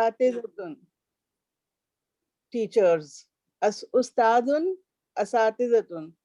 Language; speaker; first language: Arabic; non-native, learner; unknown